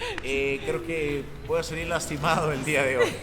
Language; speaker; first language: Spanish; native; Spanish